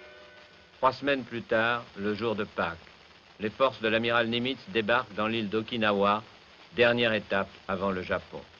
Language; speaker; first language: French; native; French